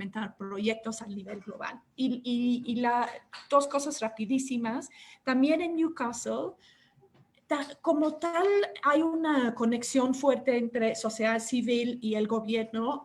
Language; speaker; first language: Spanish; non-native, fluent; English